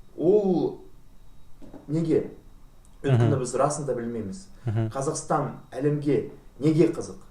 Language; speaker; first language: Kazakh; non-native, local second language; Russian